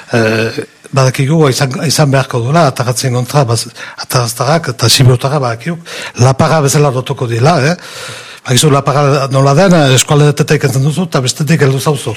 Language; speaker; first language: Basque; native; Basque